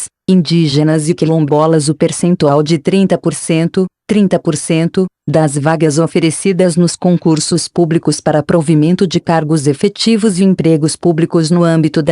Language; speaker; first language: Portuguese; native; Portuguese